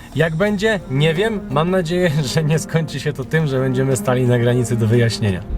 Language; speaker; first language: Polish; native; Polish